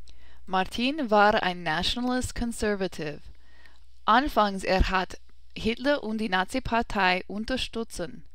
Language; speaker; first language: German; non-native, learner; English